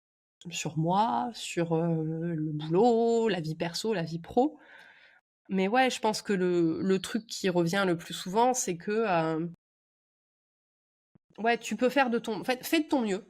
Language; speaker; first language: French; native; French